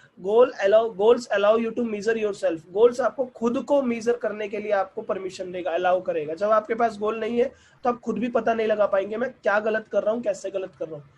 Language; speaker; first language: Hindi; native; Hindi